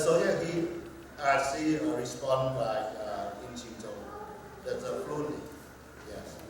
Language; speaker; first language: English; non-native, learner; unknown